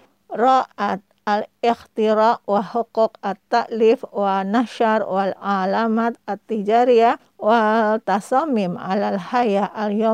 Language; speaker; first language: Arabic; non-native, fluent; Indonesian